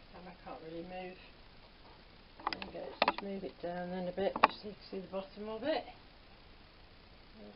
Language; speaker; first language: English; native; English